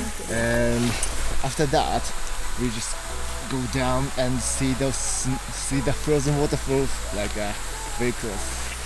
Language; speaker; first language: English; non-native, fluent; Japanese